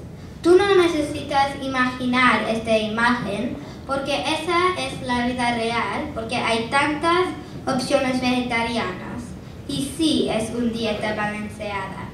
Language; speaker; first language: Spanish; non-native, learner; English